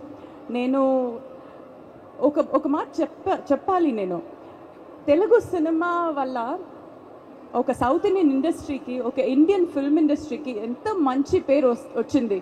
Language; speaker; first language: Telugu; non-native, fluent; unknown